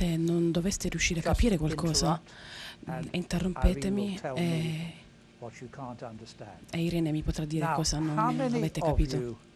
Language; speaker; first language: Italian; native; Italian